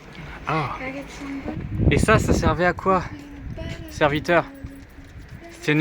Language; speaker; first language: French; native; French